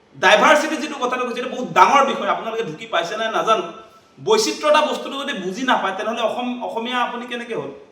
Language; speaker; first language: Assamese; non-native, local second language; Mising